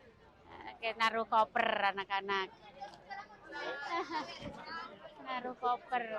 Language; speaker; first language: Indonesian; native; Indonesian